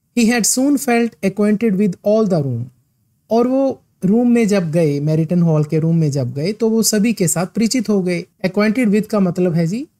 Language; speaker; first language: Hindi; non-native, local second language; Punjabi